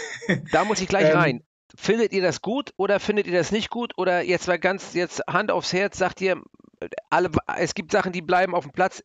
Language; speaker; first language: German; native; German